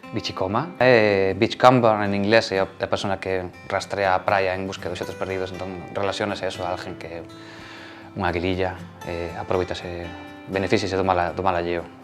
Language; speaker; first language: Galician; native; Galician